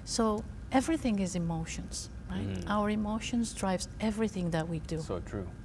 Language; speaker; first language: English; non-native, fluent; Romanian